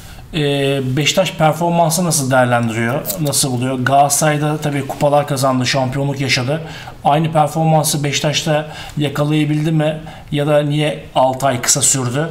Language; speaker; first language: Turkish; native; Turkish